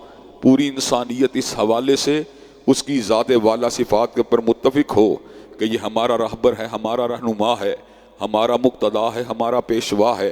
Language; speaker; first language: Urdu; native; Urdu